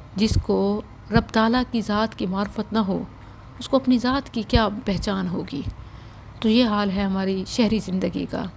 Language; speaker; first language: Urdu; non-native, local second language; Saraiki